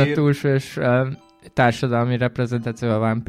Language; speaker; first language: Hungarian; native; Hungarian